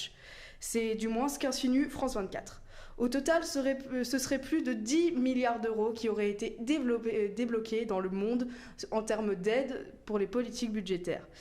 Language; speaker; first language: French; native; French